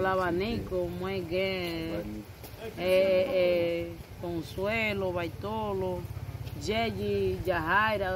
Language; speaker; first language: Spanish; early bilingual, other home language; Haitian Creole